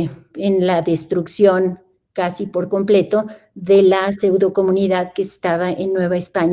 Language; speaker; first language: Spanish; native; Spanish